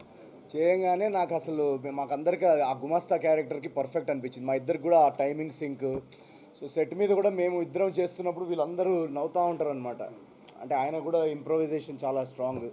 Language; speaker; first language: Telugu; native; Telugu